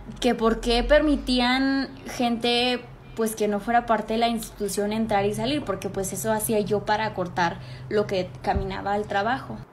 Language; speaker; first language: Spanish; early bilingual, heritage; Spanish